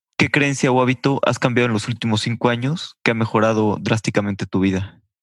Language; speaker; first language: Spanish; native; Spanish